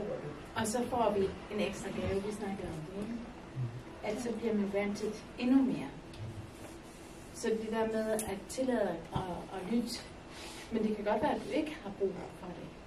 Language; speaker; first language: Danish; native; Danish